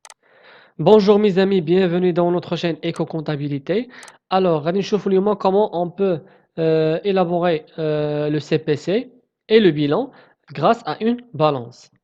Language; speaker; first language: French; non-native, local second language; Arabic